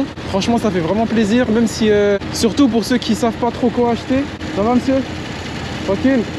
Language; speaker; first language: French; native; French